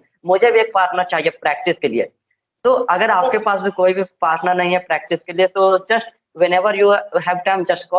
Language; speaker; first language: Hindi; native; Hindi